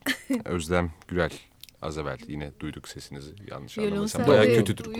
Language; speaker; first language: Turkish; native; Turkish